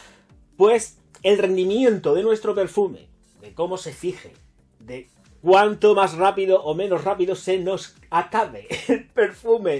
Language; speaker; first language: Spanish; native; Spanish